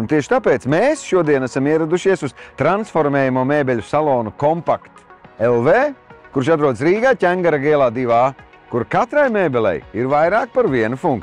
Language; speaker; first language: Latvian; native; Latvian